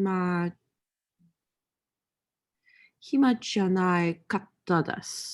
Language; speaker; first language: Japanese; non-native, learner; English